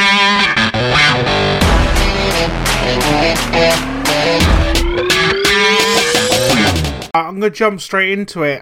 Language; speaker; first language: English; native; English